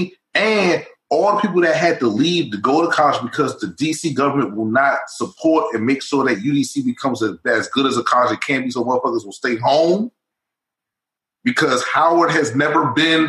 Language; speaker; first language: English; native; English